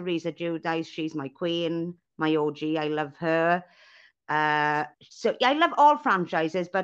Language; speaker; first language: English; native; English